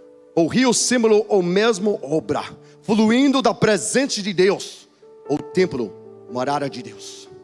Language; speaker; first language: Portuguese; non-native, learner; English